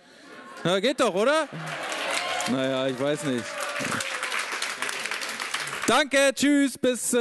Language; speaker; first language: German; native; German